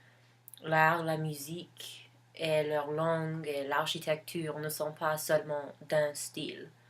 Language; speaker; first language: French; non-native, learner; English